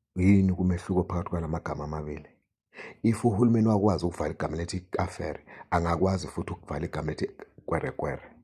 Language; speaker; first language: Zulu; native; Zulu